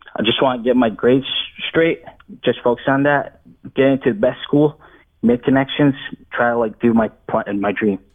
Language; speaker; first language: English; early bilingual, other home language; Arabic